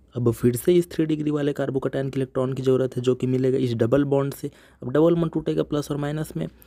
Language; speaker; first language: Hindi; native; Hindi